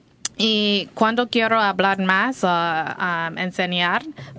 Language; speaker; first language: Spanish; non-native, learner; English